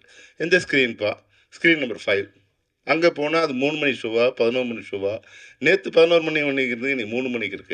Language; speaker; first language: Tamil; native; Tamil